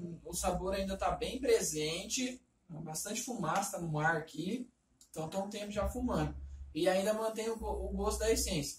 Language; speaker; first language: Portuguese; native; Portuguese